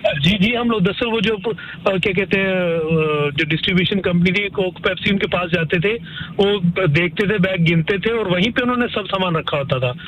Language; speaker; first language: Hindi; early bilingual, heritage; Urdu